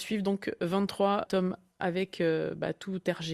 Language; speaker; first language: French; native; French